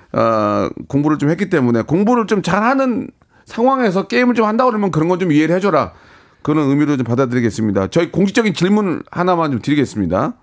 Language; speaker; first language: Korean; native; Korean